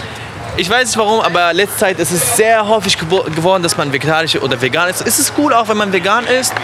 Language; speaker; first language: German; non-native, fluent; Arabic